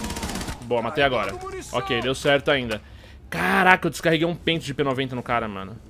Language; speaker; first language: Portuguese; native; Portuguese